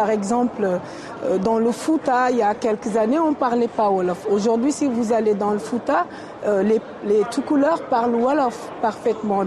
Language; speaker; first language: French; non-native, local second language; Wolof